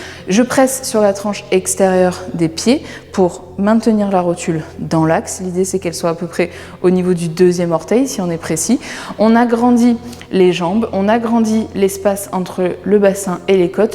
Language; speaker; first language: French; native; French